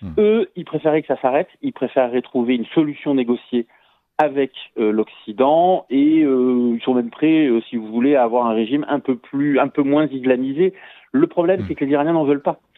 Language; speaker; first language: French; native; French